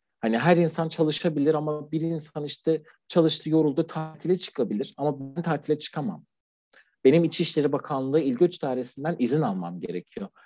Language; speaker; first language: Turkish; non-native, fluent; Persian